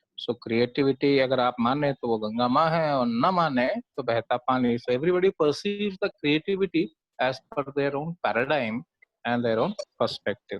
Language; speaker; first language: Hindi; native; Hindi